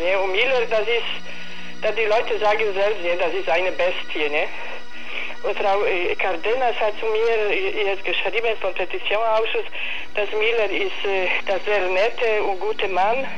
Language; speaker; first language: German; non-native, learner; Polish